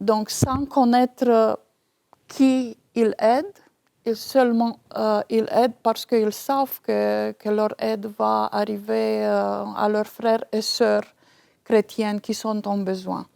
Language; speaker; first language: French; non-native, fluent; Romanian